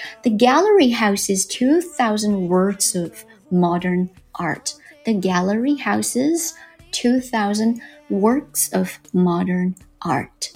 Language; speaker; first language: English; non-native, fluent; Chinese